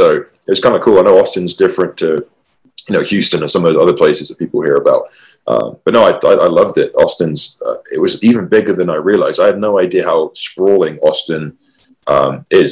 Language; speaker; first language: English; native; English